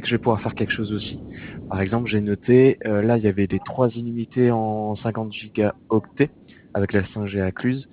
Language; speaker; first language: French; native; French